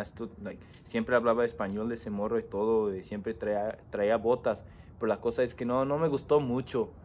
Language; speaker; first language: Spanish; early bilingual, heritage; Spanish